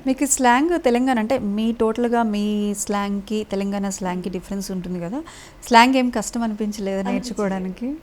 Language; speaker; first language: Telugu; native; Telugu